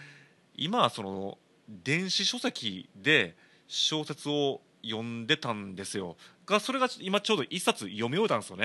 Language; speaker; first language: Japanese; native; Japanese